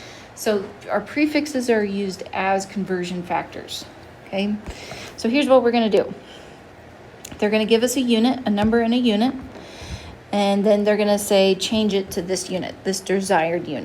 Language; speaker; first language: English; native; English